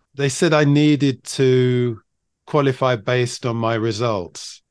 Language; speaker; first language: English; native; English